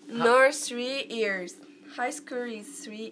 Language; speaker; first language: English; non-native, learner; Japanese